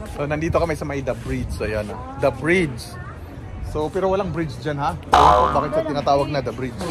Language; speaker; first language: Filipino; non-native, local second language; Cebuano